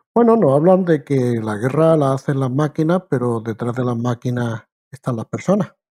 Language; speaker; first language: Spanish; native; Spanish